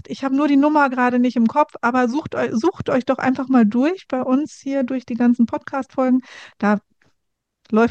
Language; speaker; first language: German; native; German